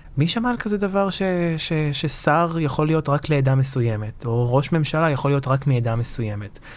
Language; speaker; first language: Hebrew; early bilingual, other home language; Arabic